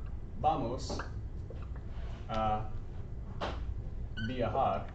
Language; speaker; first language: Spanish; non-native, learner; English